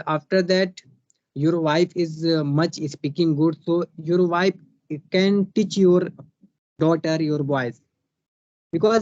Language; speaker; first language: English; non-native, learner; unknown